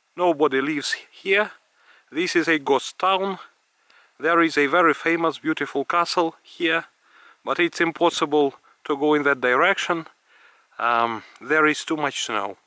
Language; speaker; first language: English; non-native, fluent; Russian